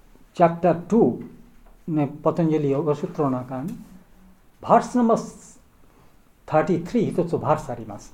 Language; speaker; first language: Japanese; non-native, learner; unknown